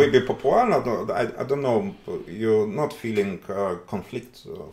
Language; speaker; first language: English; non-native, learner; Russian